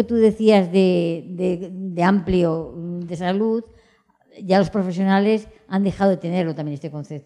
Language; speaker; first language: Spanish; native; Spanish